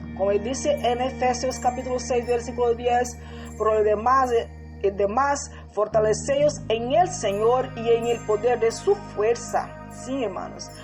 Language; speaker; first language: Spanish; non-native, fluent; Portuguese